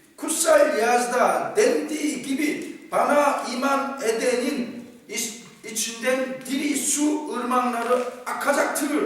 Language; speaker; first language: Turkish; non-native, fluent; Korean